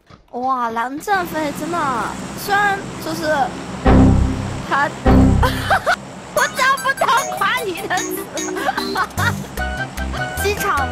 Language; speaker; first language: Chinese; native; Chinese